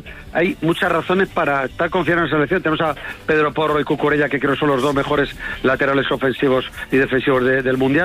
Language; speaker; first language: Spanish; native; Spanish